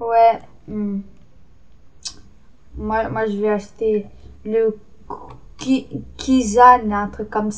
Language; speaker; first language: French; native; French